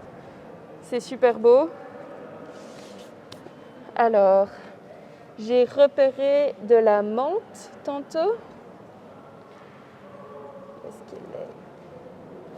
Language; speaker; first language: French; native; French